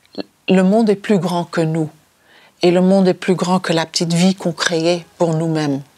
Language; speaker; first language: French; non-native, fluent; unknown